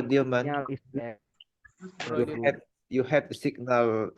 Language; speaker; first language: English; non-native, learner; Indonesian